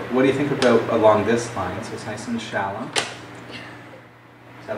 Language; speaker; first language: English; native; English